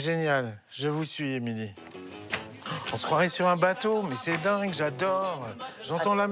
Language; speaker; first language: French; native; French